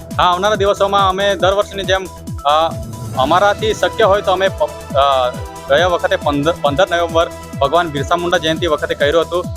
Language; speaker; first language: Gujarati; non-native, local second language; Bhili